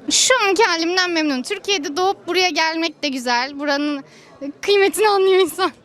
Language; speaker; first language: Turkish; native; Turkish